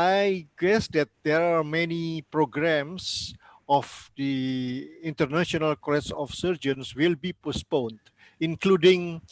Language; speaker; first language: English; non-native, learner; Indonesian